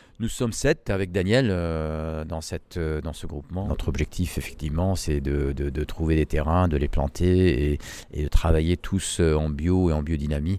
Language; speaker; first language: French; non-native, local second language; Arabic